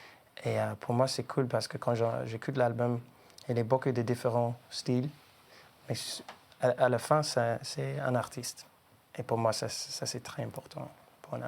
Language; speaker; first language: French; non-native, learner; English